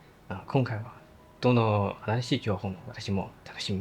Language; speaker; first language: Japanese; non-native, learner; Chinese